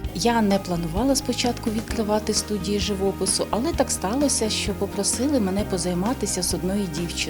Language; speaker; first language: Ukrainian; native; Ukrainian